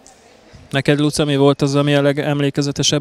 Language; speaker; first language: Hungarian; native; Hungarian